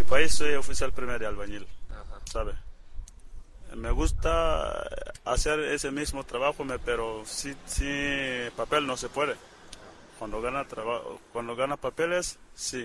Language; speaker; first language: Spanish; non-native, learner; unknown